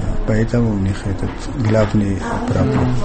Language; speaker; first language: Russian; non-native, local second language; Persian